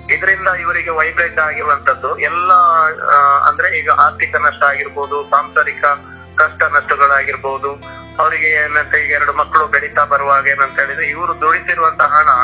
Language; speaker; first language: Kannada; non-native, local second language; Tulu